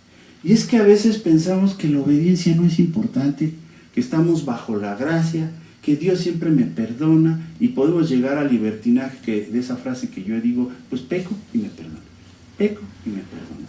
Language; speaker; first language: Spanish; native; Spanish